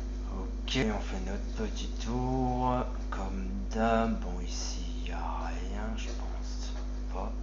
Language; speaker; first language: French; native; French